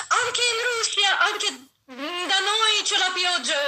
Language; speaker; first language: Italian; non-native, learner; Russian